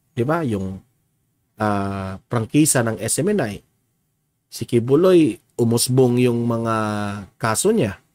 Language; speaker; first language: Filipino; native; Filipino